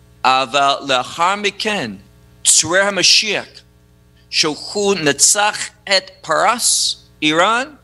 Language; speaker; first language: Hebrew; non-native, fluent; English